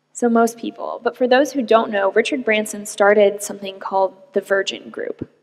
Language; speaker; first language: English; native; English